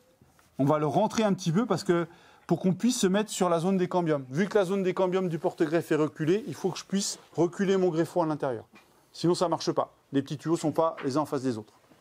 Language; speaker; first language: French; native; French